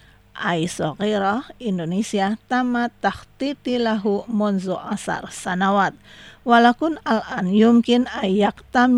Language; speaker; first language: Arabic; non-native, fluent; Indonesian